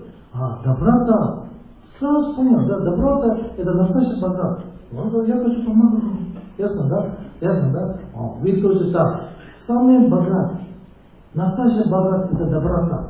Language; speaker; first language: Russian; non-native, learner; Tibetan